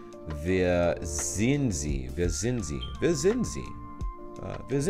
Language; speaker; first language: German; non-native, learner; English